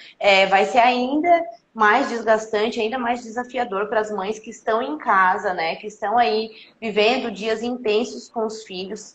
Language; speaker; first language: Portuguese; native; Portuguese